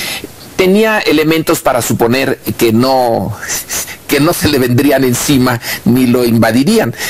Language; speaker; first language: Spanish; native; Spanish